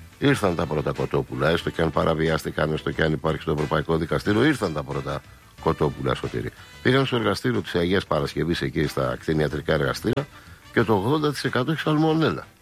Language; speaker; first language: Greek; native; Greek